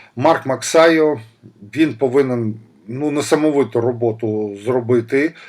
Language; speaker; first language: Ukrainian; non-native, local second language; Russian